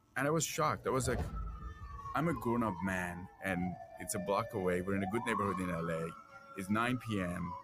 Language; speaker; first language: English; non-native, fluent; Persian